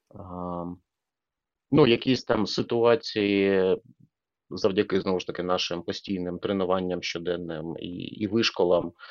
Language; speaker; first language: Ukrainian; non-native, local second language; Russian